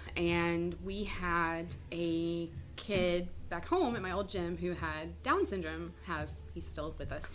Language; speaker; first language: English; native; English